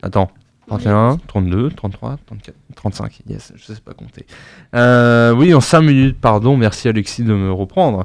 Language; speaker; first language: French; native; French